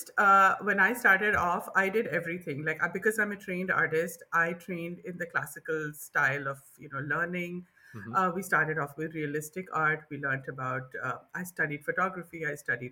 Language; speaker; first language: English; non-native, local second language; Bangla